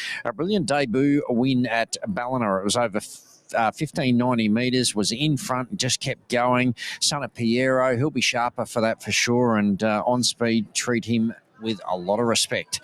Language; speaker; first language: English; native; English